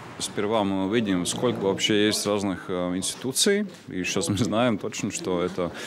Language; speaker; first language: Russian; non-native, local second language; Latvian